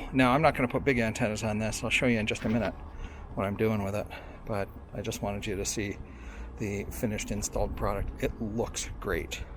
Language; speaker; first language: English; native; English